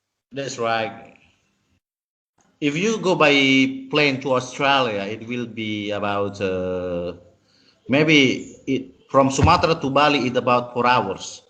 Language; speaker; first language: English; non-native, learner; Indonesian